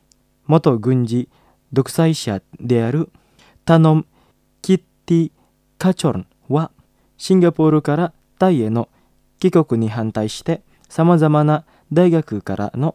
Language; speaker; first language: Japanese; non-native, fluent; Indonesian